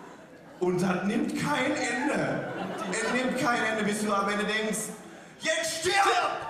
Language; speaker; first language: German; native; German